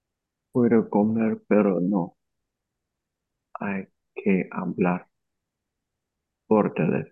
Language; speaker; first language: Spanish; non-native, learner; Chinese